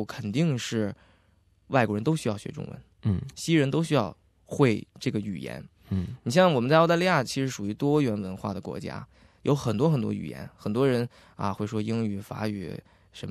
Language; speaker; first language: Chinese; native; Chinese